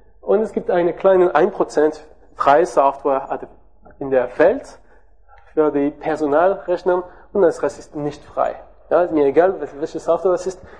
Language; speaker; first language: German; non-native, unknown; French